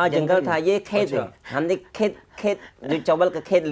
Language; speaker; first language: Hindi; non-native, fluent; Khmer